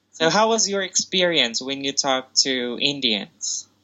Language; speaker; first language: English; non-native, local second language; Filipino